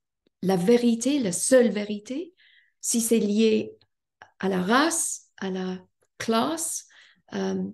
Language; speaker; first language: French; non-native, fluent; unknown